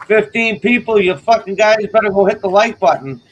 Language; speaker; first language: English; native; English